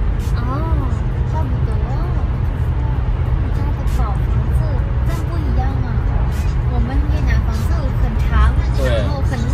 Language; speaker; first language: Chinese; non-native, fluent; Vietnamese